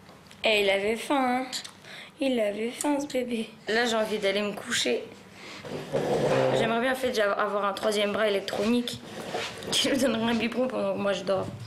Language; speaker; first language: French; native; French